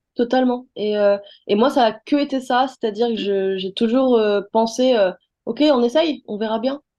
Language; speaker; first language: French; native; French